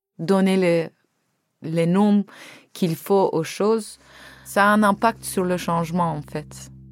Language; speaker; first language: French; non-native, fluent; Turkish